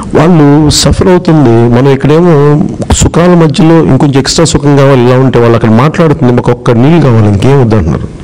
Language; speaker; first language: Telugu; native; Telugu